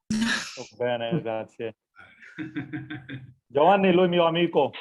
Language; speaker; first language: Italian; non-native, learner; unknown